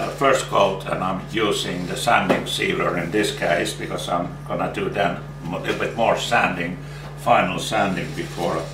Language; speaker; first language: English; non-native, fluent; Finnish